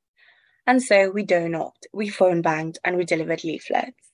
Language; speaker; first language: English; native; English